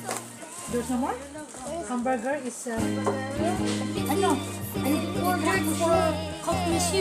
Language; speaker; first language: English; non-native, local second language; Filipino